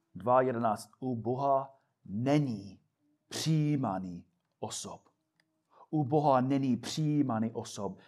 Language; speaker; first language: Czech; non-native, fluent; English